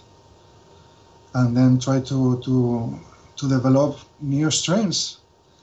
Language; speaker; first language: English; non-native, fluent; Spanish